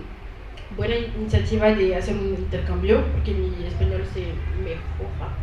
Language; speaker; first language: Spanish; non-native, learner; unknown